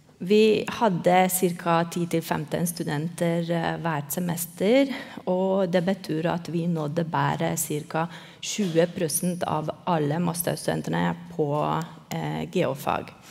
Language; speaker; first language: Norwegian; non-native, fluent; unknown